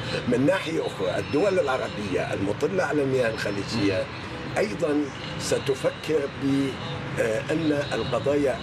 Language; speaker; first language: Arabic; non-native, fluent; Persian